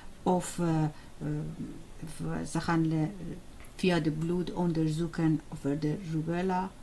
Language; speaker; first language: Dutch; non-native, fluent; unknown